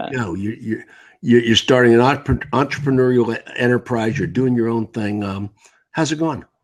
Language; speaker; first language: English; native; English